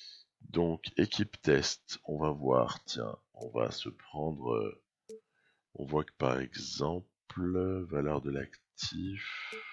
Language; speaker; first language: French; native; French